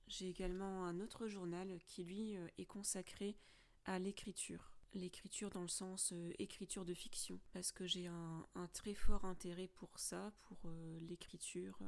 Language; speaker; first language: French; native; French